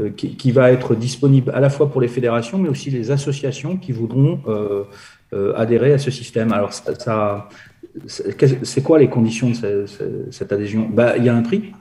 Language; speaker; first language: French; native; French